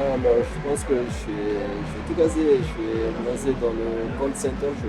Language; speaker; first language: French; non-native, local second language; Malagasy